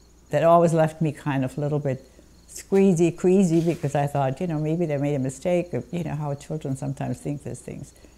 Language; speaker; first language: English; non-native, fluent; German